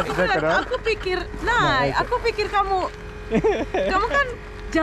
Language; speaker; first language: Indonesian; early bilingual, heritage; Indonesian